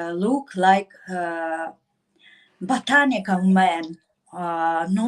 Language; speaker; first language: English; non-native, learner; Russian